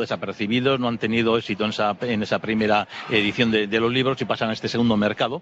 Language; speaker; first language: Spanish; native; Spanish